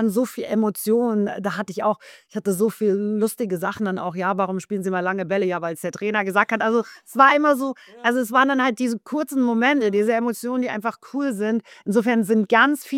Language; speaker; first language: German; native; German